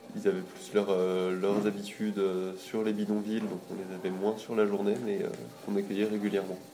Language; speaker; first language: French; native; French